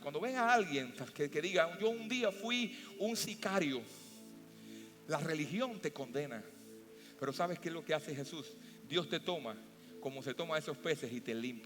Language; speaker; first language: Spanish; native; Spanish